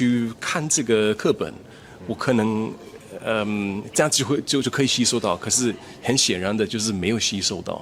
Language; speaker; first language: Chinese; non-native, fluent; German